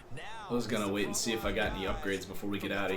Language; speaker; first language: English; native; English